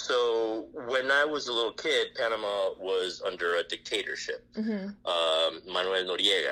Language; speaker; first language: English; non-native, fluent; Spanish